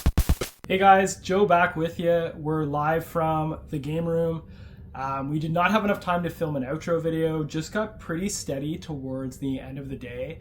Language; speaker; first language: English; native; English